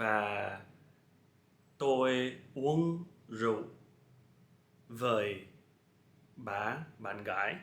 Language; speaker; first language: Vietnamese; non-native, learner; English